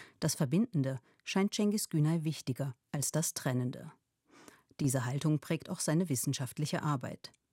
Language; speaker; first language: German; native; German